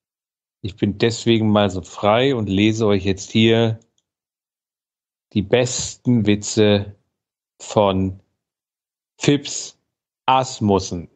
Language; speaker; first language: German; native; German